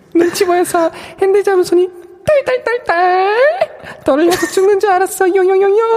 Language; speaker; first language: Korean; native; Korean